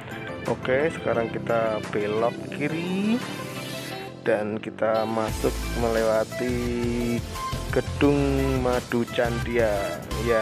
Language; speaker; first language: Indonesian; non-native, local second language; Javanese